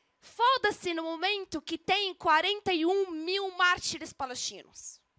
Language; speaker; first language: Portuguese; non-native, fluent; Arabic